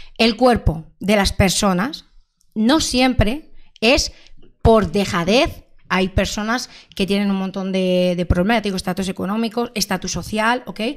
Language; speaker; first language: Spanish; native; Spanish